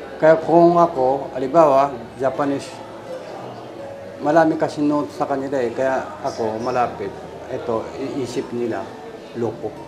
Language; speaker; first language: Filipino; non-native, learner; Japanese